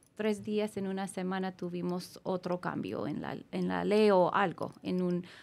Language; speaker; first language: Spanish; non-native, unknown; English